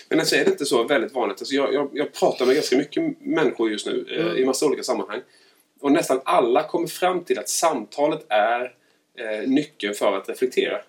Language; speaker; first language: Swedish; native; Swedish